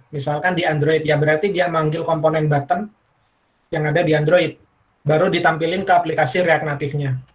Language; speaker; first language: Indonesian; native; Indonesian